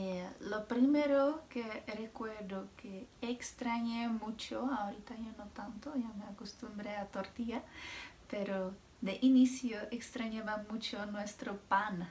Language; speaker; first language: Spanish; non-native, fluent; Czech